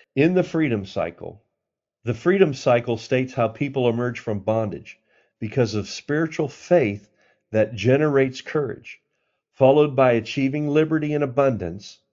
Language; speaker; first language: English; native; English